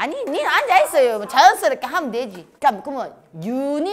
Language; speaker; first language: Korean; native; Korean